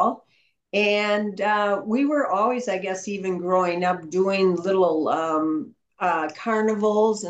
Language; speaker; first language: English; native; English